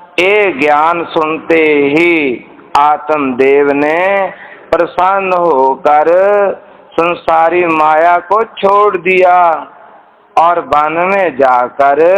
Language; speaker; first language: Hindi; non-native, local second language; Punjabi